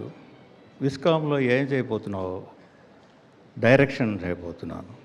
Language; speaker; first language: Telugu; non-native, learner; Tamil